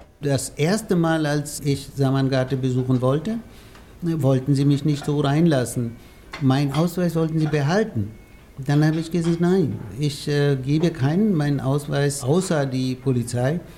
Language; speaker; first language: German; non-native, fluent; Arabic